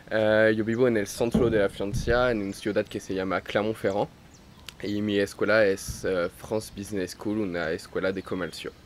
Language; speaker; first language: Spanish; non-native, learner; French